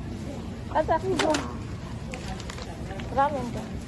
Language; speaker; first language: Korean; non-native, learner; Filipino